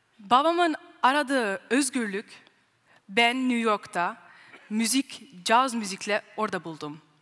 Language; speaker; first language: Turkish; early bilingual, heritage; Turkish